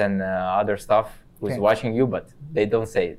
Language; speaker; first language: English; non-native, fluent; Kazakh